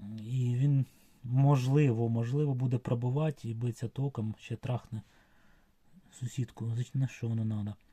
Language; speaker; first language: Ukrainian; non-native, local second language; Russian